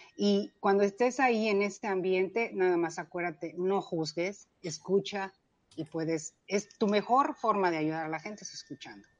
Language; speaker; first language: Spanish; early bilingual, other home language; Cantonese